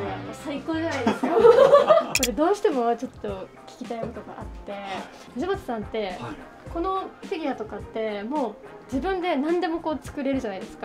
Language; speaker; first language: Japanese; native; Japanese